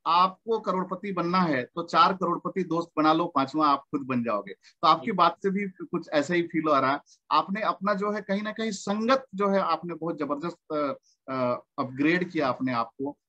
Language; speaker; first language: Hindi; native; Hindi